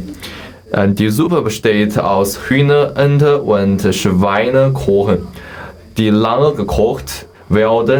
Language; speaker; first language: German; non-native, learner; Chinese